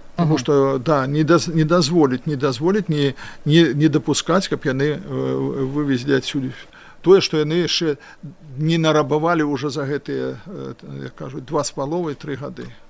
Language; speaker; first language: Belarusian; non-native, local second language; Russian